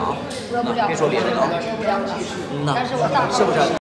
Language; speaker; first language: Chinese; native; Chinese